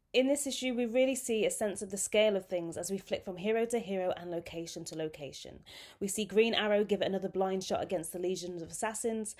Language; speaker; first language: English; native; English